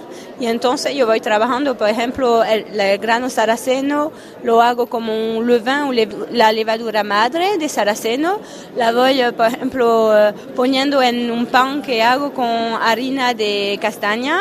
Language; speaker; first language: Spanish; non-native, fluent; French